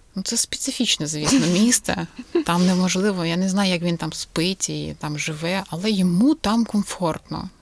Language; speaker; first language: Ukrainian; non-native, local second language; Russian